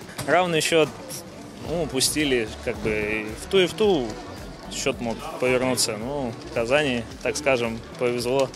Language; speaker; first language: Russian; native; Russian